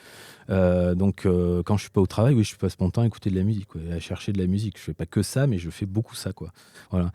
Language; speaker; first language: French; native; French